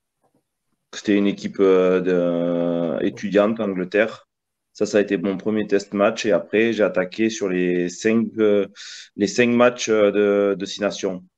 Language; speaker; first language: French; early bilingual, other home language; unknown